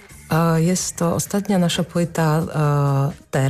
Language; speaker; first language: Polish; non-native, learner; Slovak